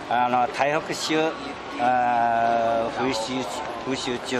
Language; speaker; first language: Japanese; non-native, learner; Chinese